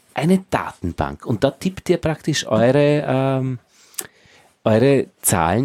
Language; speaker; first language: German; native; German